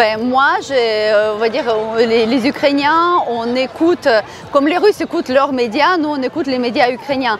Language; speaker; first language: French; non-native, fluent; Ukrainian